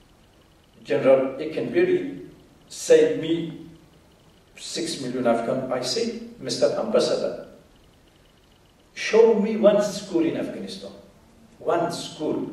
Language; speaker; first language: English; non-native, fluent; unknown